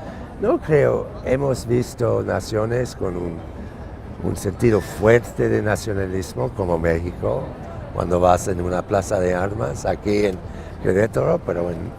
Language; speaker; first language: Spanish; non-native, fluent; English